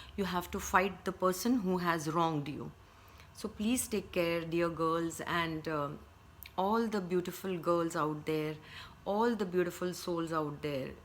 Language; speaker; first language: English; non-native, local second language; Hindi